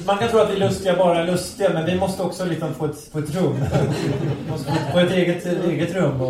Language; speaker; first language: Swedish; native; Swedish